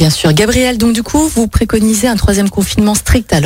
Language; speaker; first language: French; native; French